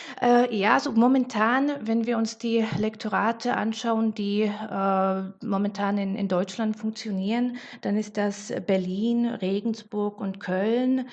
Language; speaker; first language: German; non-native, fluent; Slovak